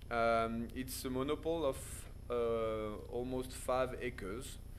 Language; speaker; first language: English; non-native, fluent; French